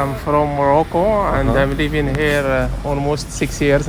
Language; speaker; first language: English; non-native, fluent; Arabic